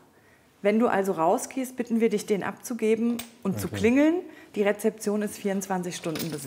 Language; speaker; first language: German; native; German